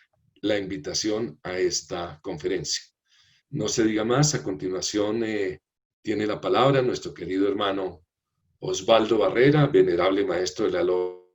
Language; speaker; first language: Spanish; native; Spanish